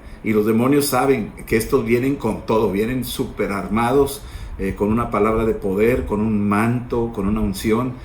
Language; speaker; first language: Spanish; native; Spanish